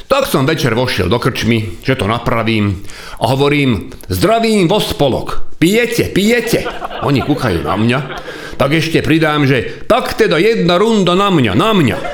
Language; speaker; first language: Slovak; non-native, local second language; Hungarian